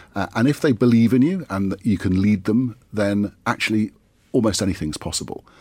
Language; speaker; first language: English; native; English